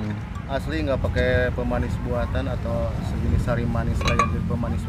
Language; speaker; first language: Indonesian; non-native, local second language; Sundanese